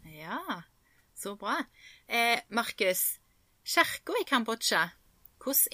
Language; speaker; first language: Norwegian; native; Norwegian